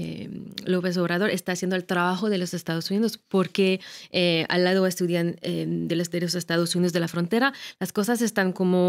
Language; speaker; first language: Spanish; non-native, fluent; French